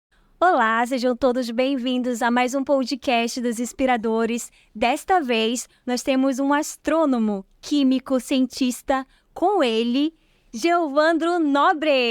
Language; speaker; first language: Portuguese; native; Portuguese